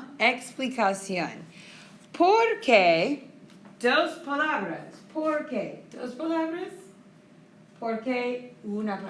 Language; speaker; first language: Spanish; non-native, fluent; English